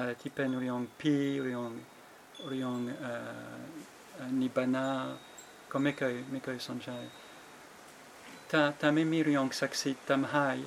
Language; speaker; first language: Thai; non-native, fluent; French